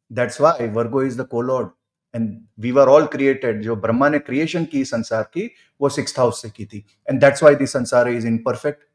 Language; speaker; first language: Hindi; non-native, local second language; Gujarati